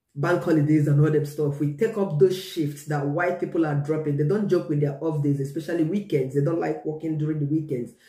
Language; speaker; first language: English; non-native, local second language; Igbo